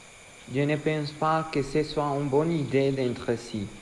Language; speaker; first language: French; non-native, learner; Spanish